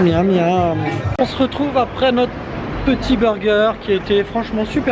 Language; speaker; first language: French; native; French